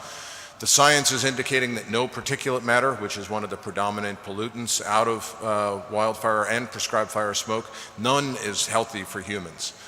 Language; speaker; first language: English; native; English